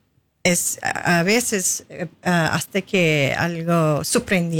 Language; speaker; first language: Spanish; non-native, fluent; English